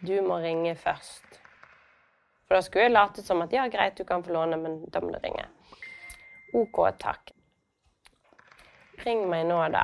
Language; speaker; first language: Norwegian; native; Norwegian